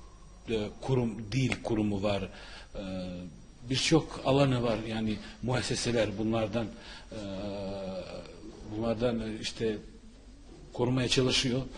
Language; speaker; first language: Turkish; non-native, fluent; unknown